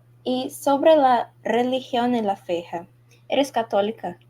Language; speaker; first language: Spanish; non-native, learner; Portuguese